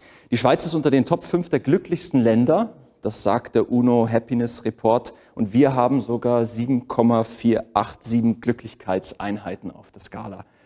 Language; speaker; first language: German; native; German